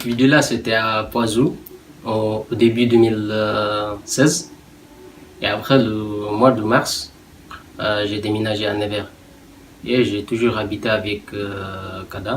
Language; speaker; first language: French; non-native, learner; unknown